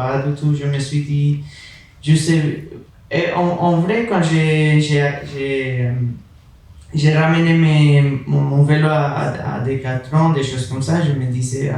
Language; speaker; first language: French; non-native, fluent; Spanish